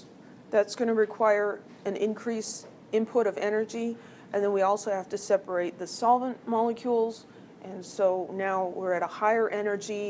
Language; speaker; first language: English; native; English